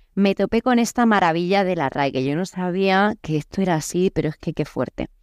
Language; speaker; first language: Spanish; native; Spanish